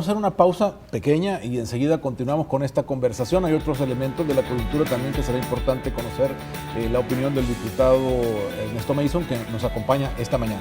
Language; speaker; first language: Spanish; native; Spanish